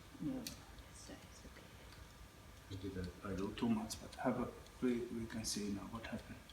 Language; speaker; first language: English; non-native, learner; Finnish